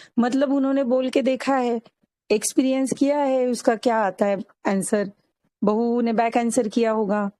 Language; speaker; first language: Hindi; non-native, local second language; Marathi